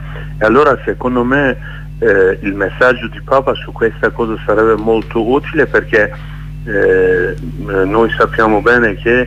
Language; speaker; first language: Italian; non-native, learner; Kurdish